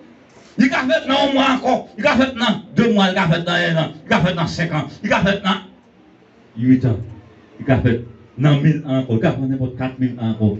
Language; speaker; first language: French; non-native, learner; Haitian Creole